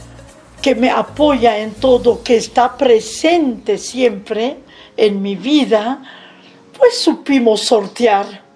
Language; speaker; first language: Spanish; non-native, fluent; Arabic